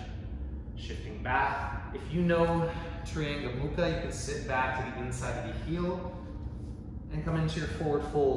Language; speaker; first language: English; native; English